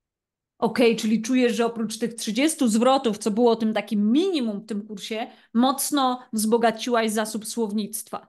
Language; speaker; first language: Polish; native; Polish